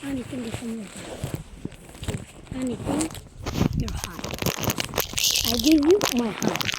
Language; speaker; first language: English; non-native, learner; Arabic